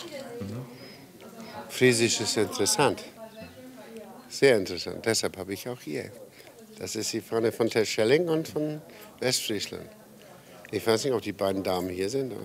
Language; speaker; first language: German; non-native, learner; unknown